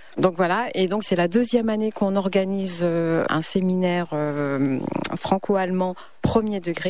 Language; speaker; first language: French; native; French